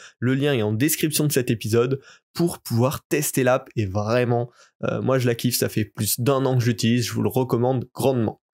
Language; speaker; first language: French; native; French